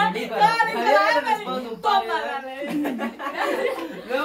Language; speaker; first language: Spanish; native; Spanish